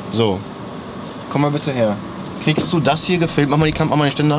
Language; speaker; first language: German; native; German